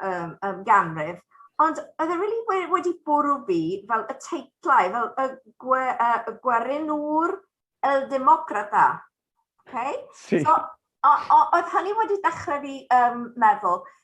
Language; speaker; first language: Welsh; non-native, fluent; English